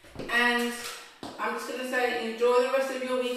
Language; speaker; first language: English; native; English